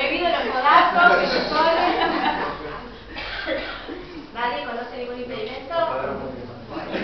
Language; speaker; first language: Spanish; native; Spanish